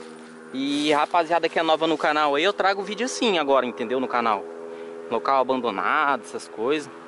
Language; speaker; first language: Portuguese; native; Portuguese